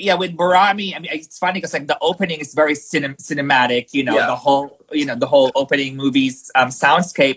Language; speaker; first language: English; non-native, local second language; Filipino